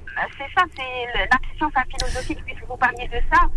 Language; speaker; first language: French; non-native, local second language; Arabic